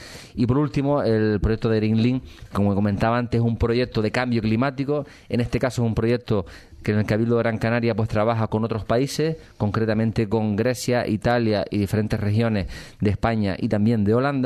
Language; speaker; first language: Spanish; native; Spanish